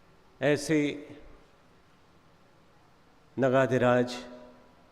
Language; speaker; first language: Hindi; native; Hindi